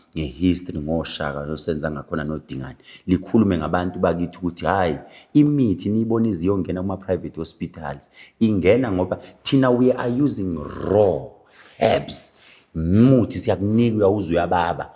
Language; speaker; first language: Zulu; native; Zulu